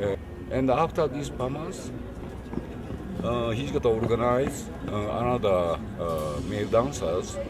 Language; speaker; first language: English; non-native, learner; Japanese